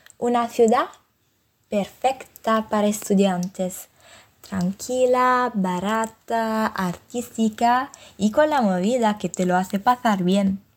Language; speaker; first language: Spanish; non-native, fluent; Italian